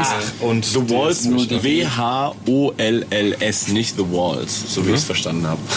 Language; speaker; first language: German; native; German